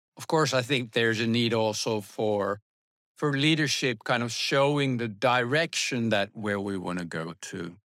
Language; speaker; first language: English; non-native, fluent; Finnish